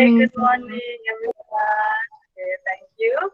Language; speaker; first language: English; non-native, fluent; Indonesian